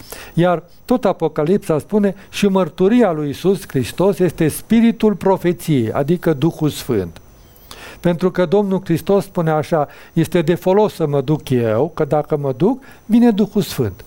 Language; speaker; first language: Romanian; native; Romanian